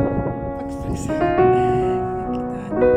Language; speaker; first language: Turkish; non-native, learner; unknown